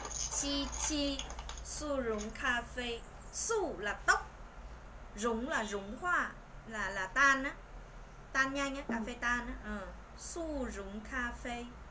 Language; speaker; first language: Chinese; non-native, fluent; Vietnamese